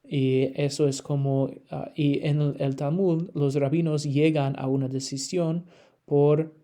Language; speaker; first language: Spanish; non-native, fluent; English